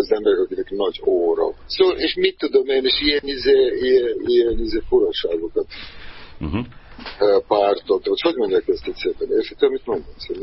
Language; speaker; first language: Hungarian; non-native, fluent; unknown